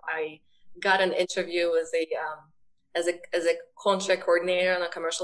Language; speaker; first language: English; non-native, fluent; Ukrainian